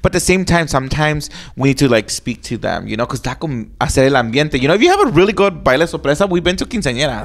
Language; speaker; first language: English; early bilingual, other home language; Spanish